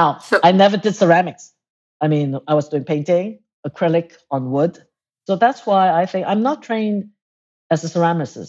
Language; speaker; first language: English; non-native, local second language; Cantonese